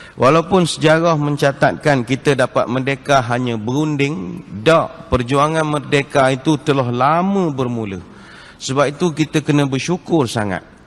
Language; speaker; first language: Malay; native; Malay